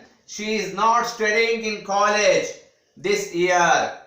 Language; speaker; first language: English; non-native, local second language; Telugu